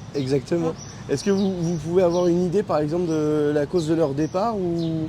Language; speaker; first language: French; native; French